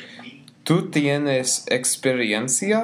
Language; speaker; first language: Spanish; non-native, learner; English